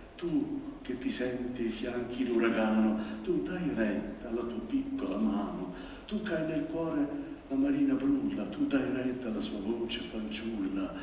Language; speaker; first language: Italian; non-native, local second language; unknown